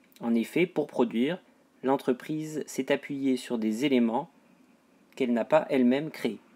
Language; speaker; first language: French; native; French